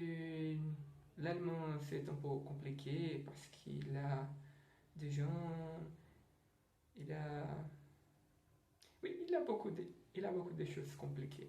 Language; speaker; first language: French; non-native, learner; Portuguese